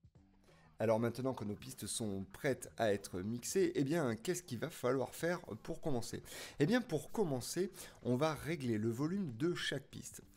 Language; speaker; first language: French; native; French